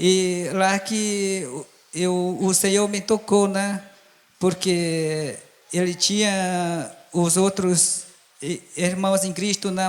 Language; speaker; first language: Portuguese; non-native, local second language; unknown